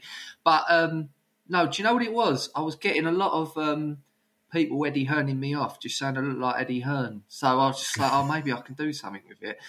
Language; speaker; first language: English; native; English